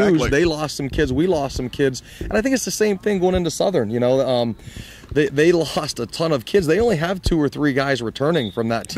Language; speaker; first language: English; native; English